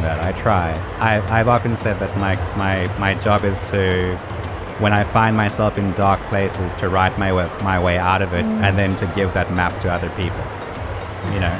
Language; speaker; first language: English; native; English